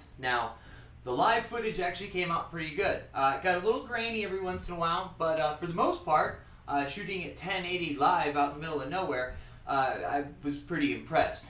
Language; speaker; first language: English; native; English